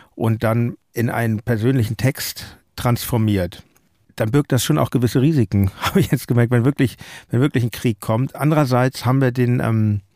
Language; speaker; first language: German; native; German